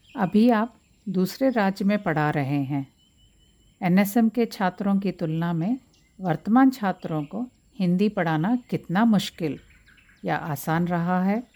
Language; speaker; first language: Hindi; non-native, local second language; Telugu